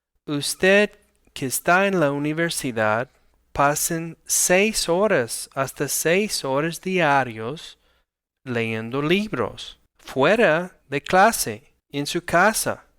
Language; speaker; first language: Spanish; non-native, fluent; English